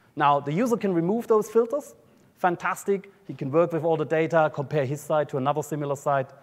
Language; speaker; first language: English; non-native, fluent; German